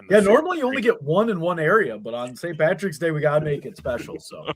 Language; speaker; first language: English; native; English